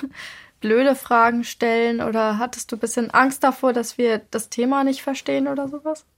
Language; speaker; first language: German; native; German